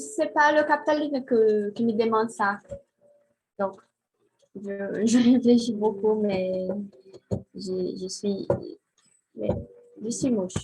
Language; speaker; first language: French; non-native, learner; Portuguese